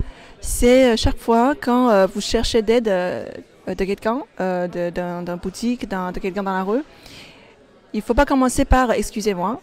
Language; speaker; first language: French; non-native, fluent; Chinese